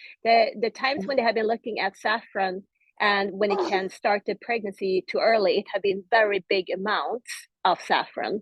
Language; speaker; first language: English; non-native, fluent; Swedish